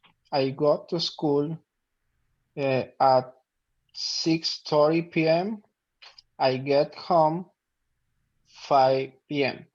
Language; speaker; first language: English; non-native, learner; Spanish